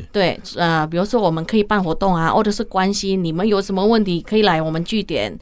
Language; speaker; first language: Chinese; non-native, fluent; Hakka Chinese